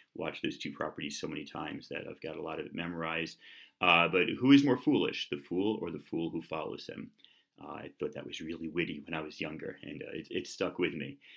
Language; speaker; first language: English; native; English